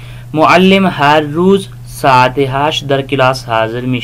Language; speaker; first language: Persian; non-native, fluent; Urdu